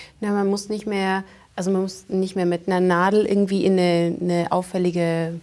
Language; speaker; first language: German; native; German